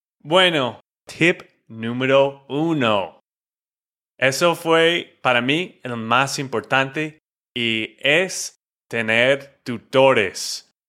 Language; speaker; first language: Spanish; non-native, fluent; English